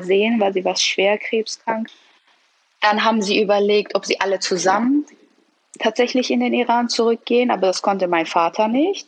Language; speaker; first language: German; early bilingual, other home language; Persian